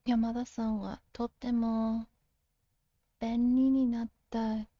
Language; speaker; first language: Japanese; non-native, learner; English